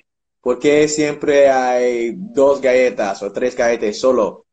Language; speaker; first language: Spanish; non-native, learner; English